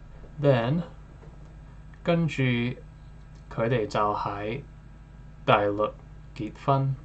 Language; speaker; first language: Cantonese; non-native, learner; English